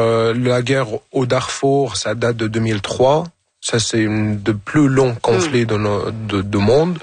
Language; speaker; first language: French; non-native, fluent; Arabic